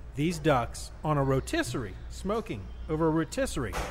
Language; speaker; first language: English; native; English